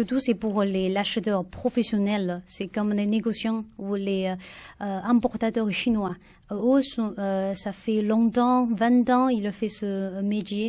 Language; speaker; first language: French; non-native, learner; Chinese